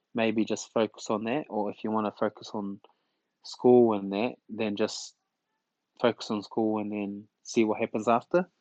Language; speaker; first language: English; early bilingual, other home language; Tongan